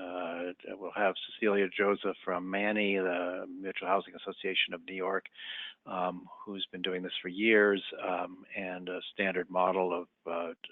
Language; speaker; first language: English; native; English